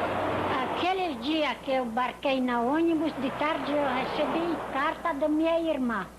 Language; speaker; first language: Portuguese; non-native, learner; Polish